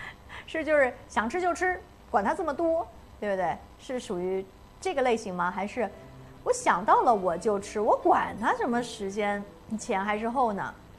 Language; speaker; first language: Chinese; native; Chinese